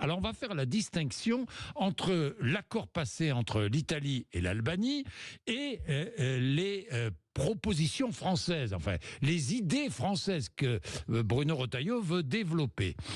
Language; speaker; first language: French; native; French